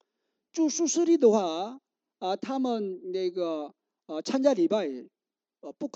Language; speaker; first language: Chinese; non-native, learner; Korean